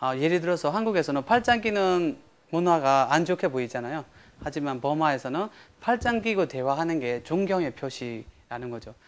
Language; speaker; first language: Korean; non-native, fluent; Burmese